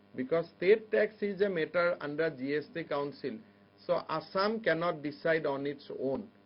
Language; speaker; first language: English; non-native, local second language; Assamese